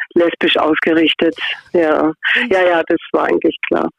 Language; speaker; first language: German; native; German